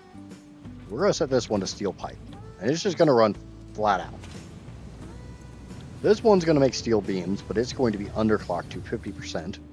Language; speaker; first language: English; native; English